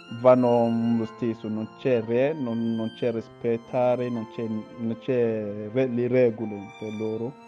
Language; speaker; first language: Italian; non-native, learner; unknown